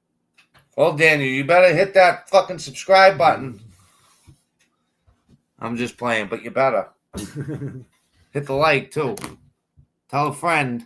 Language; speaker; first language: English; native; English